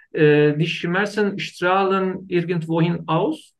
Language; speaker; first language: German; non-native, learner; Turkish